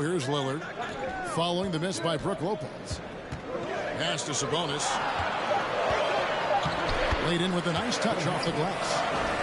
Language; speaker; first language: English; native; English